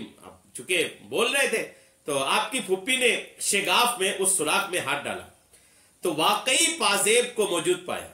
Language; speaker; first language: Urdu; native; Urdu